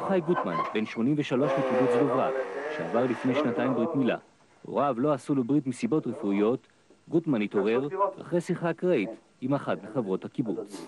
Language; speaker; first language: Hebrew; native; Hebrew